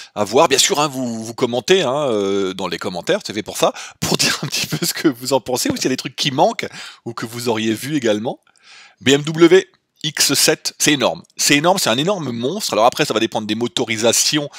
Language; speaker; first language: French; native; French